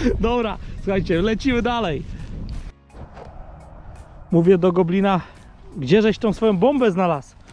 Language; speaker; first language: Polish; native; Polish